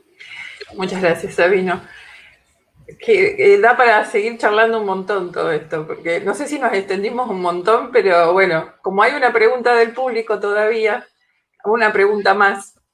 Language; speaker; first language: Spanish; native; Spanish